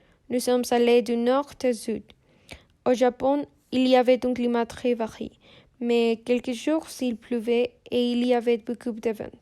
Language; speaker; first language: French; non-native, learner; Spanish